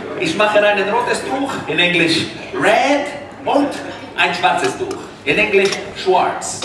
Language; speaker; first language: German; non-native, fluent; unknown